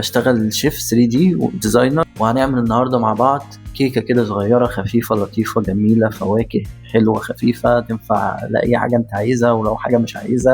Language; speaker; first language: Arabic; native; Arabic